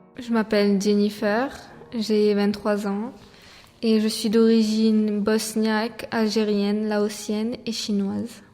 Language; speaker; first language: French; native; French